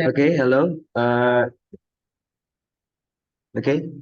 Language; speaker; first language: English; non-native, learner; Indonesian